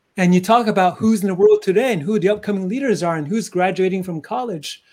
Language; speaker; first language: English; early bilingual, other home language; Chinese